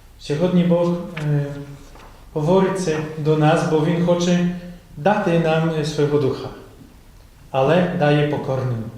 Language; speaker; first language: Ukrainian; non-native, fluent; Polish